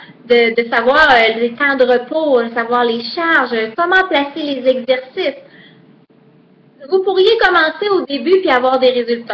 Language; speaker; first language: French; native; French